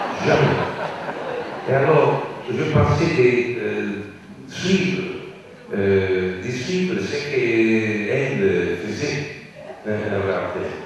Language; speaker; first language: French; non-native, learner; Italian